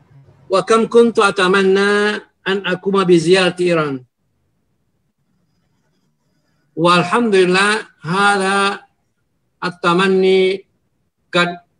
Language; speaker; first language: Arabic; non-native, fluent; Indonesian